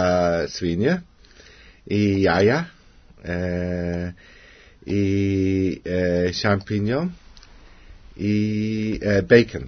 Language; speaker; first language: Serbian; non-native, learner; English